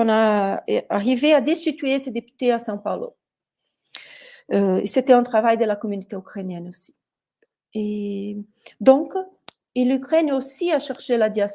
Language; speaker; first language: French; non-native, fluent; Portuguese